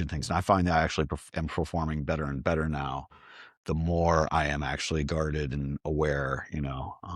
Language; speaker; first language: English; native; English